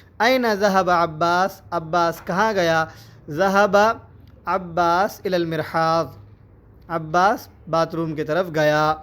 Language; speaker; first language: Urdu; native; Urdu